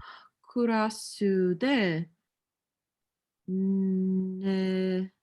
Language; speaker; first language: Japanese; non-native, learner; English